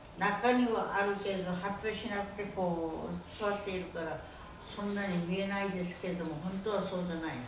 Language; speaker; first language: Japanese; non-native, fluent; Korean